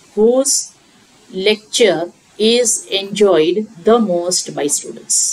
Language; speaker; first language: English; non-native, local second language; Gujarati